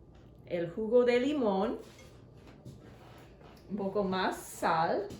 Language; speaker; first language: Spanish; non-native, learner; English